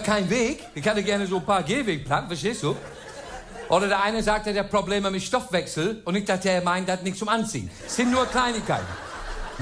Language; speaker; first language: German; non-native, fluent; English